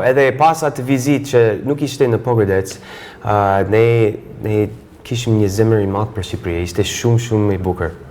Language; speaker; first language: Albanian; non-native, fluent; English